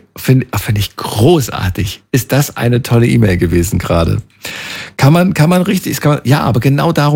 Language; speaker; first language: German; native; German